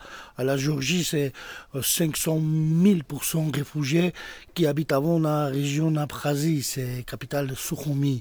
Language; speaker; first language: French; non-native, learner; Georgian